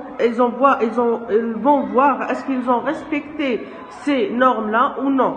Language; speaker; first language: French; non-native, local second language; Arabic